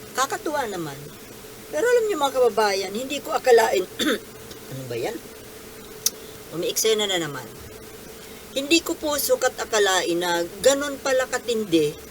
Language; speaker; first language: Filipino; non-native, local second language; Bikol